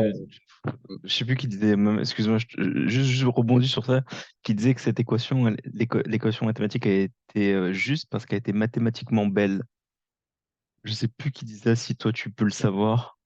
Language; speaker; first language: French; native; French